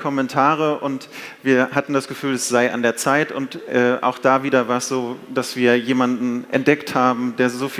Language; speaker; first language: German; native; German